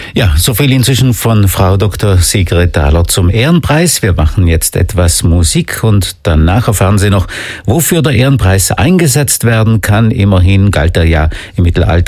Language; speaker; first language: German; native; German